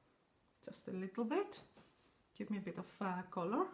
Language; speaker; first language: English; non-native, fluent; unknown